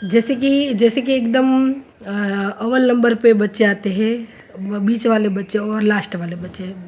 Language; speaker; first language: Hindi; non-native, local second language; Gujarati